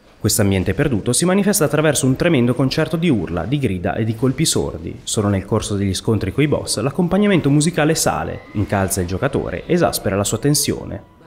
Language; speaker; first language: Italian; native; Italian